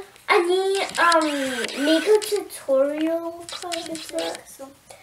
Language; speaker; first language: Russian; early bilingual, heritage; Russian